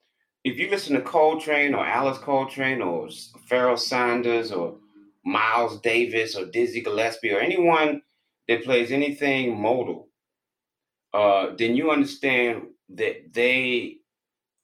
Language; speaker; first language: English; native; English